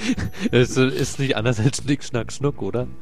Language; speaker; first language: German; native; German